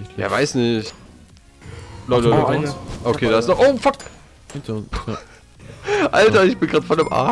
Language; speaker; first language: German; native; German